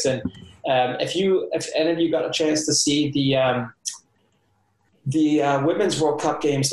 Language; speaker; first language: English; native; English